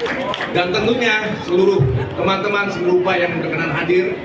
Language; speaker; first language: Indonesian; native; Indonesian